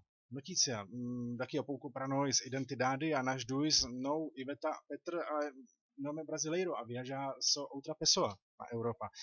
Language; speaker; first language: Portuguese; non-native, learner; Czech